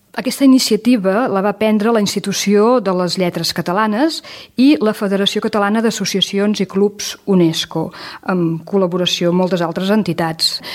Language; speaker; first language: Catalan; native; Catalan